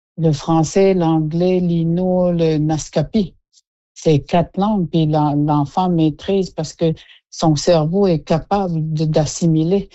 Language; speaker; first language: French; non-native, local second language; Innu-aimun